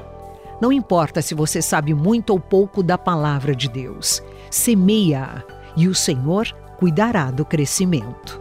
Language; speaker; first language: Portuguese; native; Portuguese